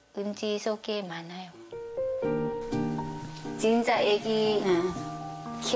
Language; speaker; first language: Korean; non-native, learner; Thai